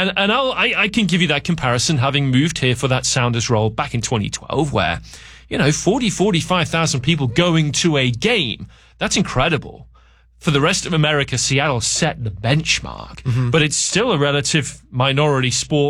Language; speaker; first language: English; native; English